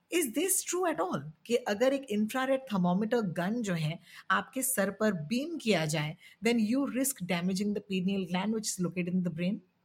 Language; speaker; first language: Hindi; native; Hindi